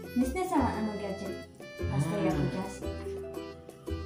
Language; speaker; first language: Turkish; non-native, learner; Filipino